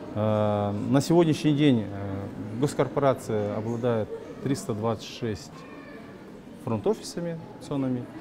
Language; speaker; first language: Russian; non-native, local second language; Kazakh